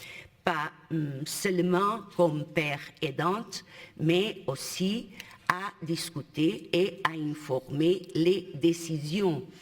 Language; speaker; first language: French; non-native, fluent; Portuguese